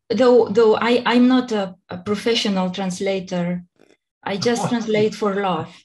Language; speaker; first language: English; non-native, fluent; Catalan